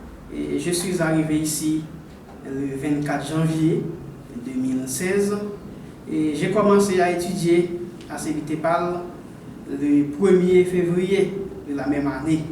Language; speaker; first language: French; non-native, local second language; Haitian Creole